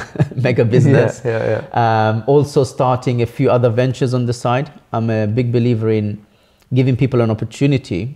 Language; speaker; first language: English; early bilingual, other home language; Bangla